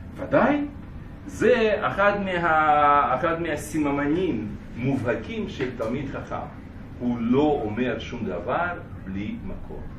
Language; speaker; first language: Hebrew; non-native, fluent; Russian